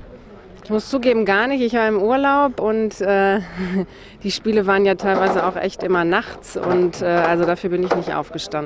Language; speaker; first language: German; native; German